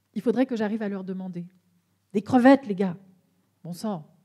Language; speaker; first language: French; native; French